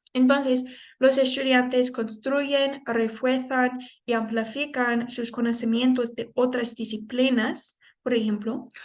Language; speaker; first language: Spanish; non-native, fluent; English